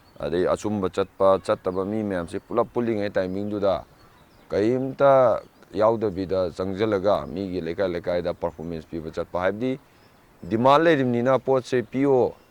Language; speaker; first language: Manipuri; non-native, local second language; Rongmei Naga